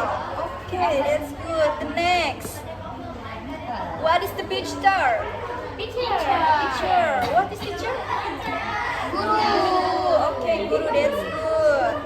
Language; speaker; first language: English; non-native, learner; Indonesian